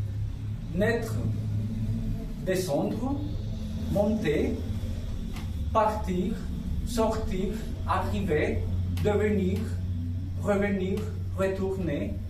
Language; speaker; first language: French; non-native, fluent; Spanish